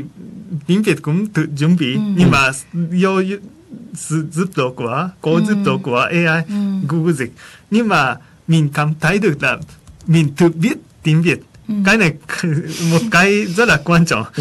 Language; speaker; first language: Vietnamese; non-native, fluent; Japanese